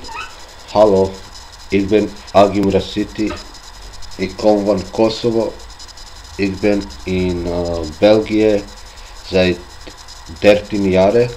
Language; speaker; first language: Dutch; non-native, local second language; Albanian